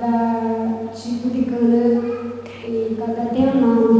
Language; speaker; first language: Portuguese; non-native, local second language; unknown